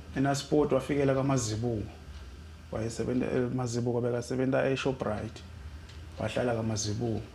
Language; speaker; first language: Zulu; non-native, local second language; Swati